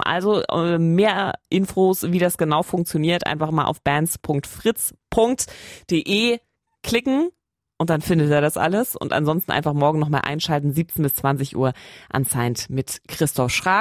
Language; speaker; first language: German; native; German